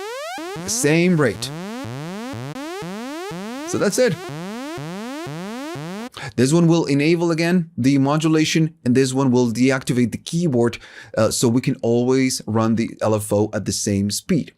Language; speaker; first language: English; non-native, fluent; Spanish